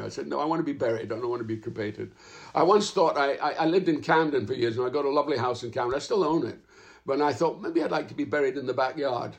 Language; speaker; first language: English; native; English